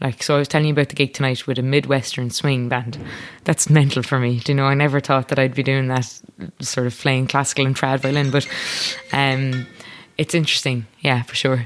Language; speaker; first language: English; native; English